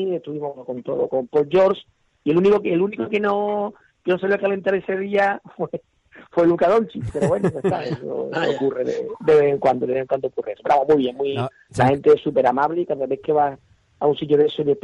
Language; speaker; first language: Spanish; native; Spanish